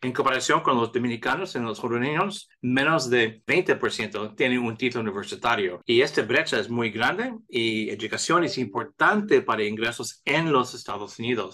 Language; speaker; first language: Spanish; early bilingual, heritage; English